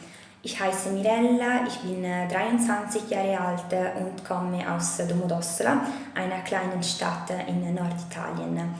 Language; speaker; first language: German; non-native, fluent; Italian